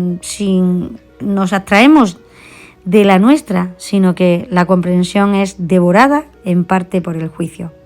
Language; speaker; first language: Spanish; native; Spanish